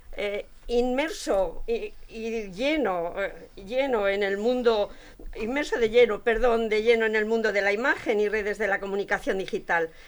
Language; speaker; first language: Spanish; native; Spanish